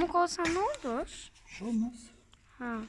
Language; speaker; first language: Turkish; early bilingual, heritage; Turkish